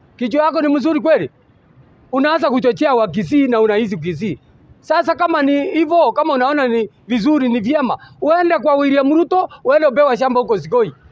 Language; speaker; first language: Swahili; non-native, local second language; Gusii